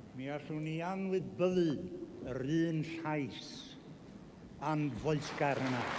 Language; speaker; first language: Welsh; native; Welsh